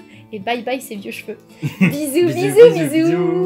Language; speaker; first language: French; native; French